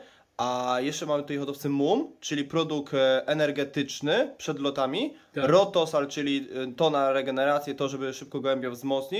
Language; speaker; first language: Polish; native; Polish